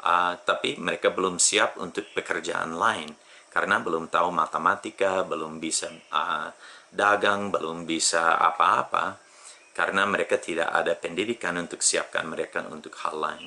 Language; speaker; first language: Indonesian; non-native, fluent; English